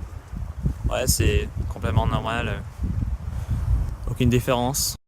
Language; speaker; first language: French; non-native, learner; English